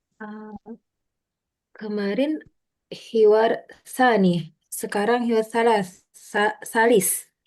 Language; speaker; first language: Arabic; non-native, learner; Indonesian